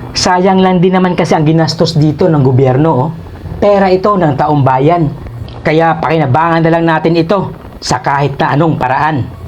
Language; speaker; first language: Filipino; non-native, local second language; Hiligaynon